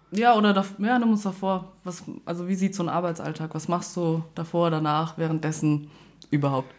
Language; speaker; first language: German; native; German